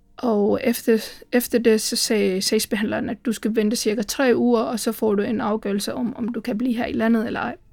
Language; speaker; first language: Danish; non-native, fluent; Tamil